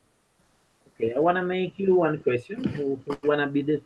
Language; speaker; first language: English; non-native, learner; Spanish